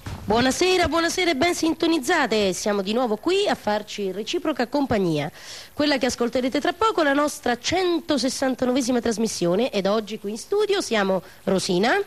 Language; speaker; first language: Italian; native; Italian